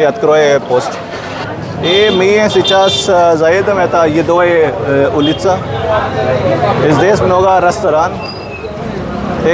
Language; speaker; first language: Russian; non-native, learner; Hindi